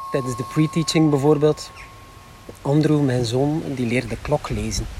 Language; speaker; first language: Dutch; native; Dutch